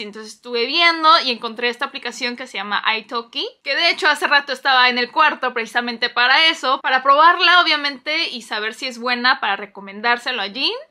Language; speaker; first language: Spanish; non-native, fluent; Korean